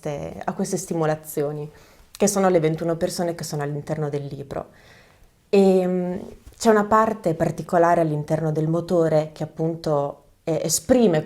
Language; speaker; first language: Italian; native; Italian